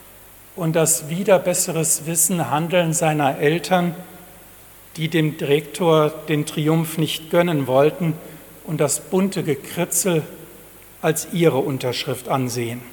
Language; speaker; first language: German; native; German